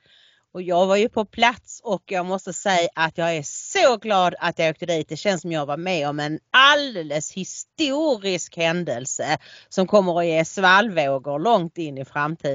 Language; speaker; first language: Swedish; native; Swedish